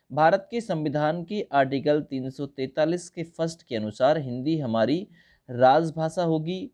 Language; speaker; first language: Hindi; native; Hindi